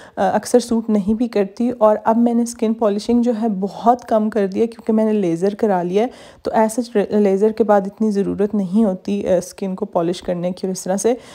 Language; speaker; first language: Urdu; native; Urdu